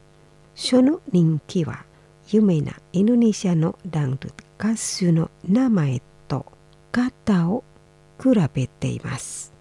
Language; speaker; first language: Japanese; non-native, fluent; Indonesian